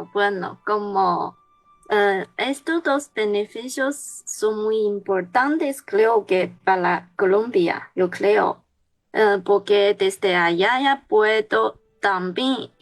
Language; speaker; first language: Spanish; non-native, learner; Chinese